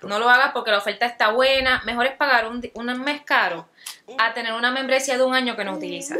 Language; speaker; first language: Spanish; native; Spanish